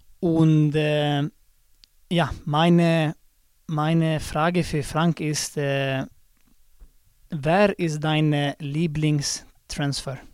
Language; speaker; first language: German; non-native, learner; Swedish